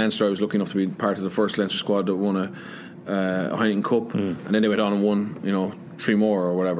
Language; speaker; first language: English; native; English